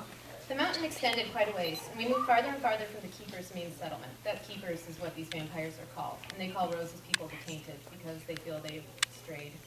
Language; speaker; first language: English; native; English